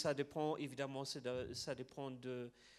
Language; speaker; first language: French; non-native, fluent; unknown